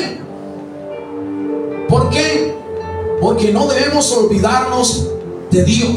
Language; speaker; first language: Spanish; native; Spanish